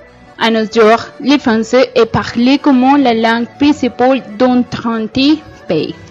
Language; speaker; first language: French; non-native, learner; Spanish